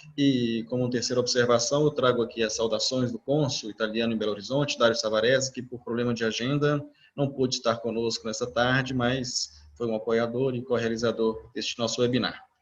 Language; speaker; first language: Portuguese; native; Portuguese